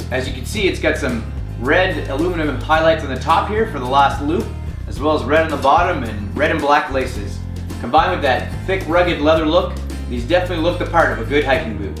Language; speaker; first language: English; native; English